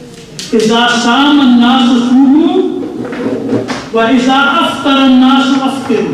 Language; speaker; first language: Dutch; non-native, fluent; Urdu